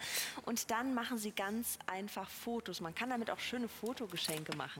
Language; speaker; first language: German; native; German